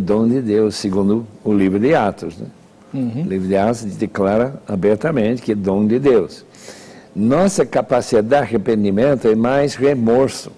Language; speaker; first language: Portuguese; non-native, fluent; English